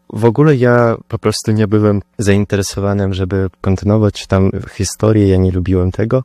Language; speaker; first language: Polish; non-native, learner; Russian